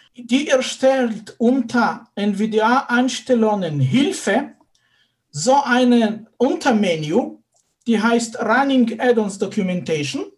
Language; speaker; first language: German; non-native, fluent; Russian